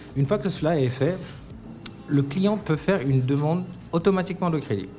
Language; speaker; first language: French; non-native, local second language; Wolof